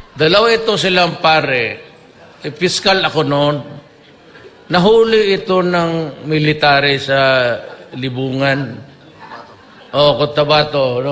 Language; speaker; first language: Filipino; non-native, local second language; Cebuano